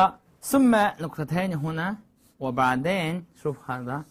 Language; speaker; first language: Arabic; non-native, learner; Chinese